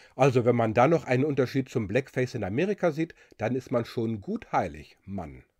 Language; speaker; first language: German; native; German